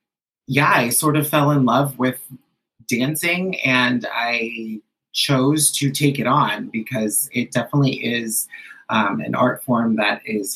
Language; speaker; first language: English; early bilingual, other home language; Spanish